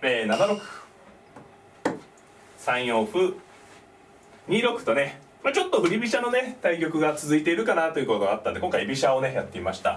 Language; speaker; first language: Japanese; native; Japanese